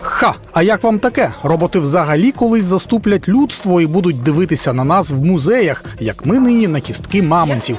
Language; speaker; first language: Ukrainian; native; Ukrainian